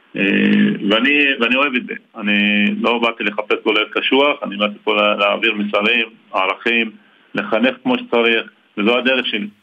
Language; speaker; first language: Hebrew; non-native, local second language; Arabic